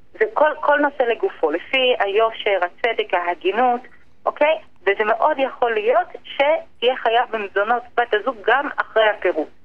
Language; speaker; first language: Hebrew; native; Hebrew